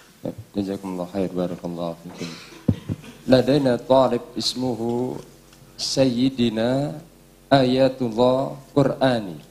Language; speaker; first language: Arabic; non-native, learner; Indonesian